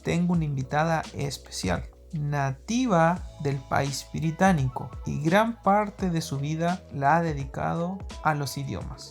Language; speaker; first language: Spanish; native; Spanish